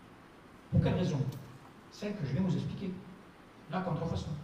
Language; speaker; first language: French; native; French